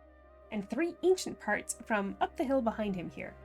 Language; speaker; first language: English; native; English